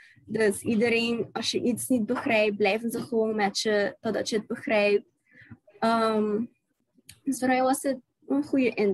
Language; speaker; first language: Dutch; non-native, local second language; Papiamento